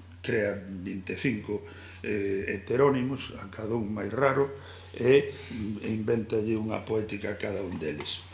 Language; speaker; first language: Galician; native; Galician